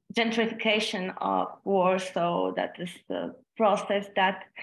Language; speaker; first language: English; non-native, fluent; Polish